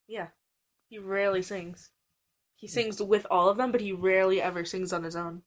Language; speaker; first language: English; native; English